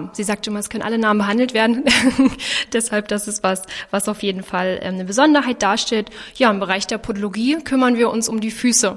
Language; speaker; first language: German; native; German